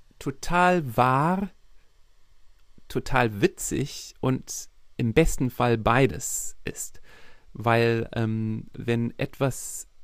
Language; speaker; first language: German; non-native, fluent; English